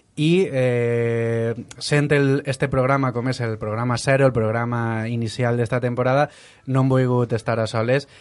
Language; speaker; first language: Catalan; native; Catalan